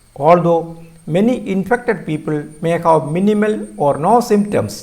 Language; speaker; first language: English; non-native, local second language; Malayalam